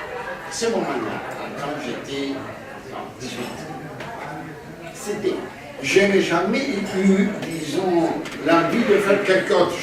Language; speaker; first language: French; non-native, fluent; Greek